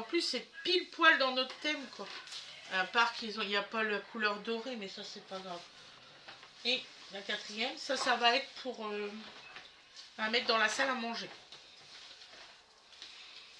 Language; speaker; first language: French; native; French